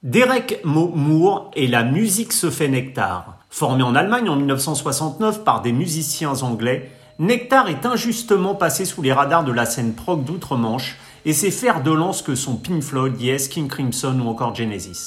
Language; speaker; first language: French; native; French